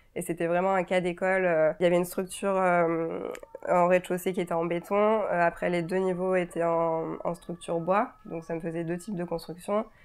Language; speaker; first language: French; native; French